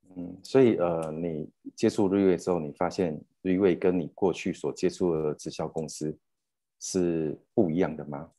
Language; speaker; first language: Chinese; native; Chinese